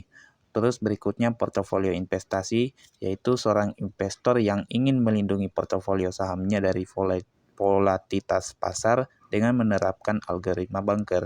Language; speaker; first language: Indonesian; native; Indonesian